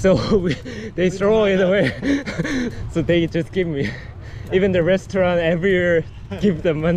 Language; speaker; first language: English; non-native, learner; Korean